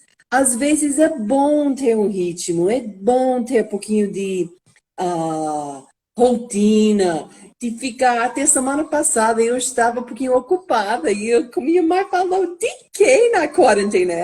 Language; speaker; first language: Portuguese; non-native, fluent; English